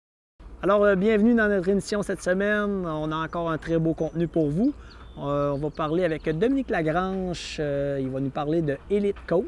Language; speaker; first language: French; native; French